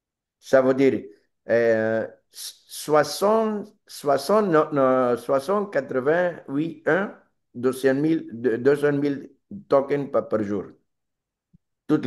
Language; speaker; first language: French; non-native, learner; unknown